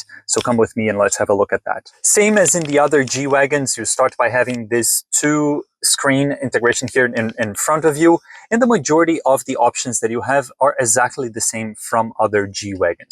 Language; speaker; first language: English; native; English